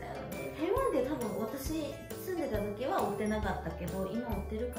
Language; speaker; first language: Japanese; non-native, local second language; Chinese